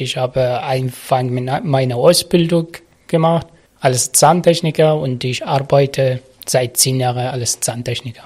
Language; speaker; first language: German; non-native, learner; Arabic